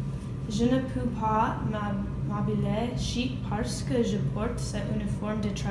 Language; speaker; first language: French; non-native, learner; English